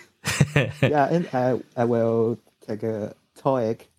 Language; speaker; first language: English; non-native, learner; Chinese